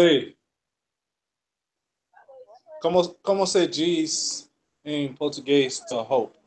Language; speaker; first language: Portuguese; non-native, learner; English